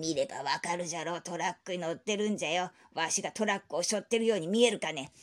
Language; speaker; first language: Japanese; native; Japanese